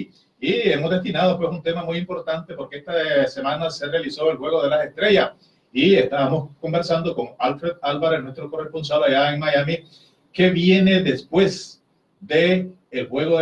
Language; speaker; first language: Spanish; native; Spanish